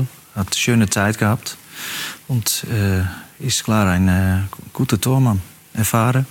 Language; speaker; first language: German; non-native, fluent; Dutch